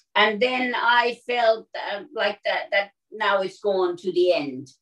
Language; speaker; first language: English; non-native, fluent; Finnish